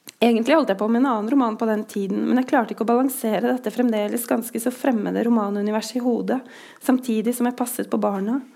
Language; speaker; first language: Norwegian; native; Norwegian